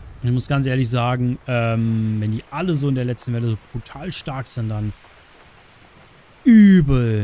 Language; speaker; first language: German; native; German